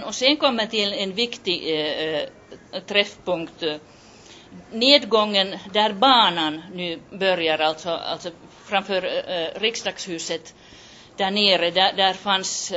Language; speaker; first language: Swedish; non-native, local second language; Finnish